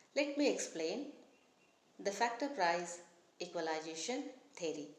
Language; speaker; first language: English; non-native, local second language; Kannada